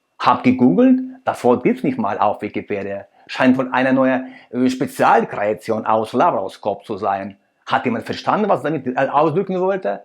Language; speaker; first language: German; non-native, fluent; Russian